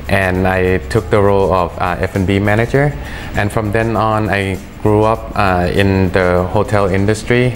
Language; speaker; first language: English; early bilingual, other home language; Thai